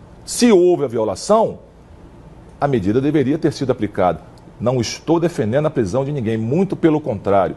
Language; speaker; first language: Portuguese; native; Portuguese